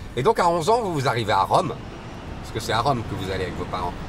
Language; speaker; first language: French; native; French